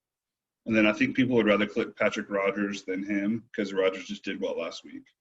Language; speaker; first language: English; native; English